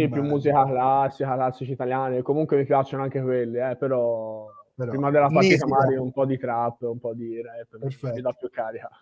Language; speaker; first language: Italian; native; Italian